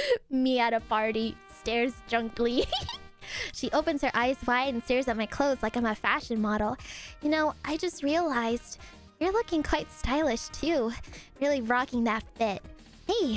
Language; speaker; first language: English; native; English